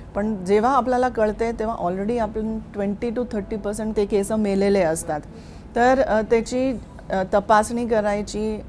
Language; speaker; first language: Marathi; non-native, local second language; Hindi